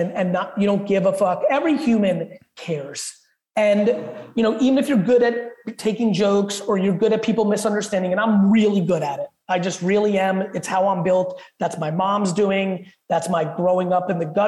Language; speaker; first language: English; early bilingual, other home language; Russian